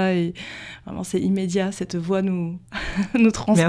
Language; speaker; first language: French; native; French